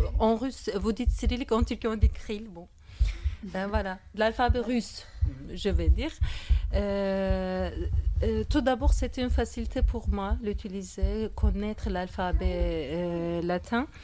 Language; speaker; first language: French; non-native, fluent; Turkish